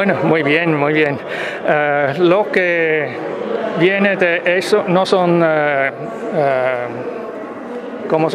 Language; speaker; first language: Spanish; non-native, fluent; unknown